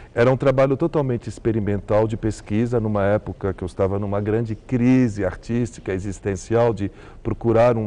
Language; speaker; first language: Portuguese; early bilingual, heritage; Arabic